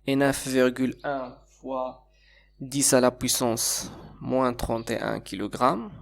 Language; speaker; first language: French; non-native, local second language; Arabic